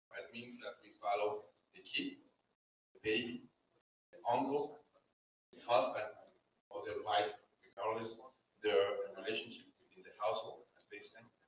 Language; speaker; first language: English; non-native, fluent; Spanish